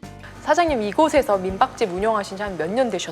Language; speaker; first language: Korean; native; Korean